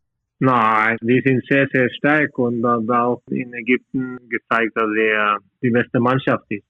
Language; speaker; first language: German; non-native, fluent; Norwegian